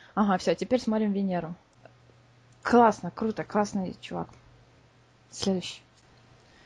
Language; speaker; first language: Russian; native; Russian